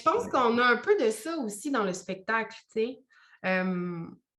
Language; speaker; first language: French; native; French